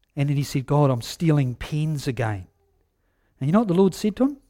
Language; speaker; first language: English; native; English